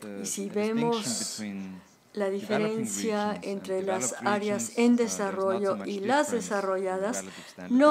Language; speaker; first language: Spanish; non-native, learner; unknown